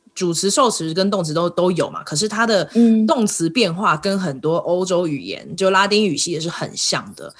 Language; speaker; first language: Chinese; native; Chinese